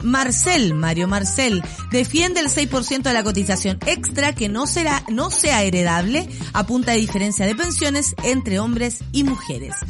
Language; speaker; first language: Spanish; native; Spanish